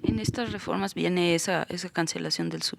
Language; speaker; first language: Spanish; native; Spanish